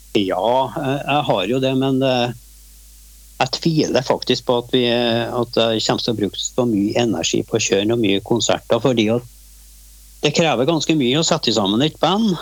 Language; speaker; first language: Norwegian; native; Norwegian